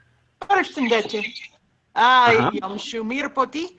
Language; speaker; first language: Albanian; non-native, learner; English